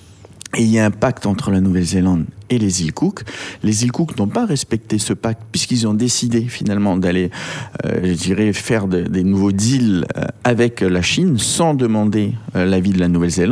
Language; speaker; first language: French; native; French